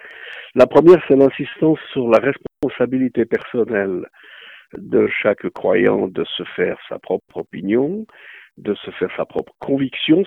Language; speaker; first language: French; native; French